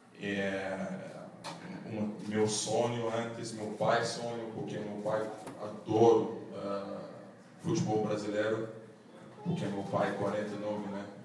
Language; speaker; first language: Portuguese; non-native, learner; English